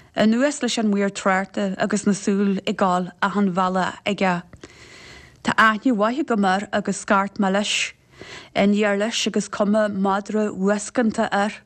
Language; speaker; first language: Irish; native; Irish